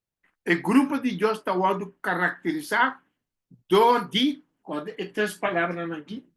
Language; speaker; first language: Portuguese; non-native, learner; Papiamento